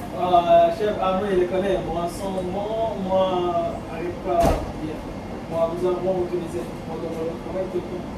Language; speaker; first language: French; non-native, learner; Bangla